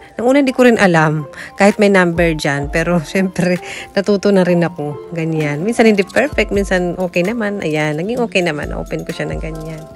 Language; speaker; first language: Filipino; native; Filipino